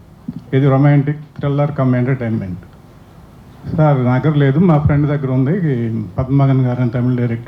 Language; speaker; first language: Telugu; native; Telugu